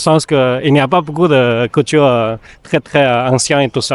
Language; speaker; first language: French; non-native, fluent; Chinese